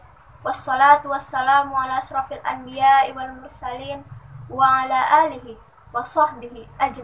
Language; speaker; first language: Arabic; non-native, learner; Indonesian